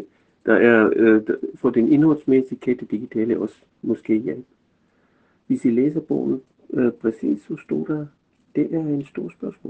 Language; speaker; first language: Danish; non-native, fluent; German